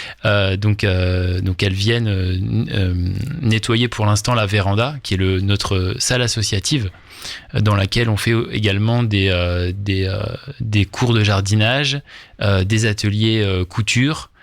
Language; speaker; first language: French; native; French